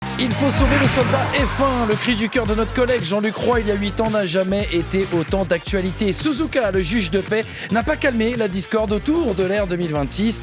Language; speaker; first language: French; native; French